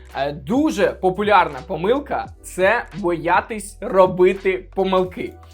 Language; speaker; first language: Ukrainian; native; Ukrainian